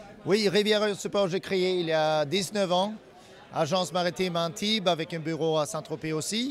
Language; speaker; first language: French; non-native, fluent; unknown